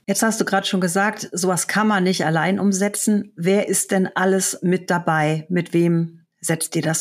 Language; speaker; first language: German; native; German